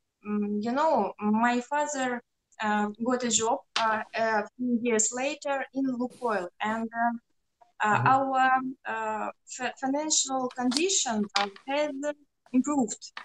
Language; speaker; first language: English; non-native, learner; Russian